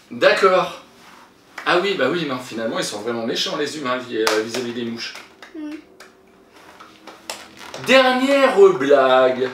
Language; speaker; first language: French; native; French